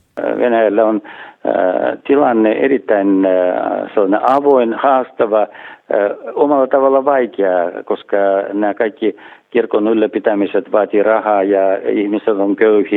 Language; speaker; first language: Finnish; non-native, fluent; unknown